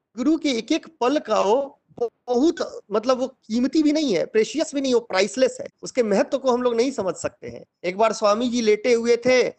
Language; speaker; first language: Hindi; native; Hindi